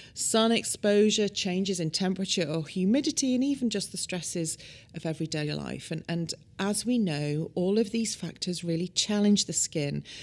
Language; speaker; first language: English; native; English